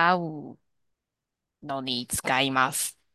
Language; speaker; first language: Japanese; non-native, learner; Chinese